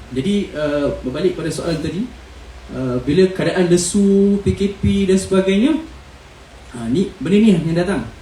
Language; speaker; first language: Malay; native; Malay